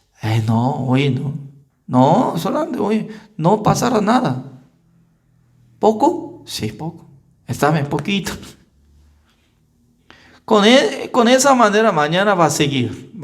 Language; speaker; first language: Spanish; non-native, learner; Korean